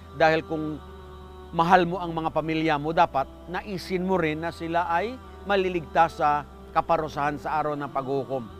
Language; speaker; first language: Filipino; non-native, local second language; Hiligaynon